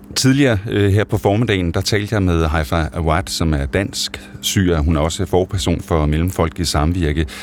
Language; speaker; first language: Danish; native; Danish